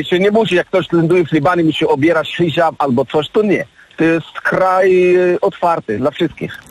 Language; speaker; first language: Polish; non-native, learner; Arabic